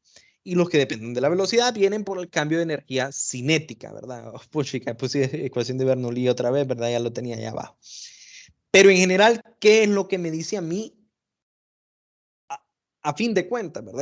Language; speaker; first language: Spanish; native; Spanish